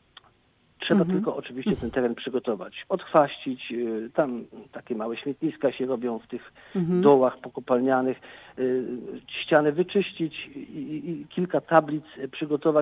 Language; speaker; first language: Polish; native; Polish